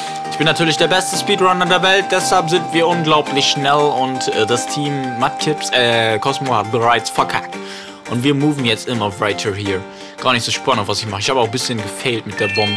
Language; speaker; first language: German; native; German